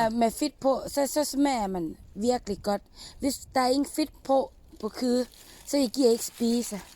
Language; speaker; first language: Danish; non-native, learner; Thai